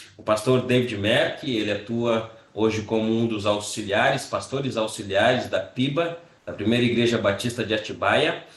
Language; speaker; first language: Portuguese; native; Portuguese